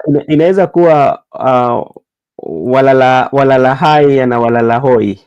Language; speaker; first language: Swahili; non-native, local second language; Luo (Kenya and Tanzania)